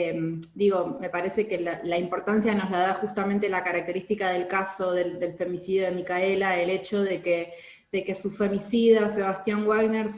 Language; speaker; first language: Spanish; native; Spanish